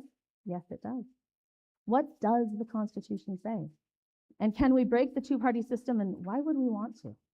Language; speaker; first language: English; native; English